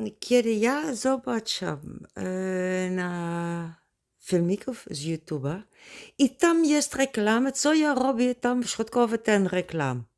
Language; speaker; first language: Polish; non-native, learner; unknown